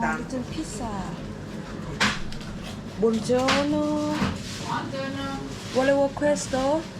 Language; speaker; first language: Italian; non-native, learner; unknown